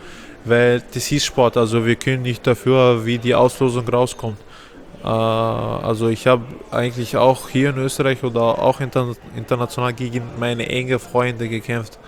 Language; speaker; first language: German; non-native, fluent; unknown